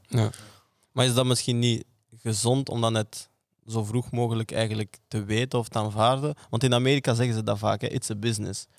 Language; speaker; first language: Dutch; native; Dutch